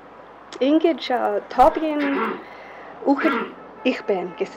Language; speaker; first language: Mongolian; non-native, fluent; English